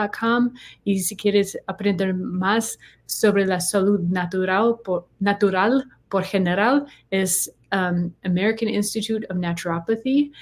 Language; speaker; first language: Spanish; non-native, learner; English